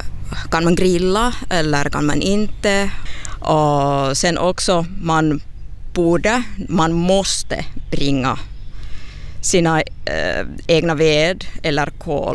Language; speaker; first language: Swedish; non-native, fluent; Finnish